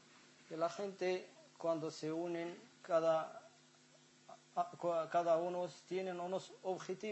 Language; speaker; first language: Spanish; non-native, fluent; Arabic